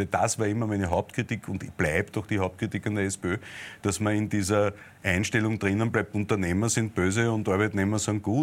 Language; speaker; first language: German; native; German